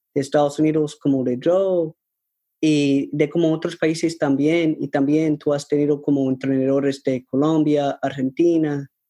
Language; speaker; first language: Spanish; non-native, learner; English